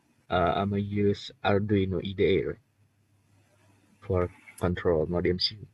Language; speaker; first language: English; non-native, learner; Indonesian